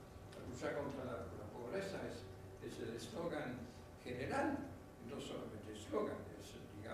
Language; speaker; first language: Spanish; non-native, fluent; French